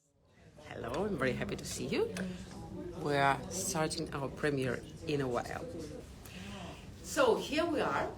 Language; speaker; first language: English; non-native, learner; Russian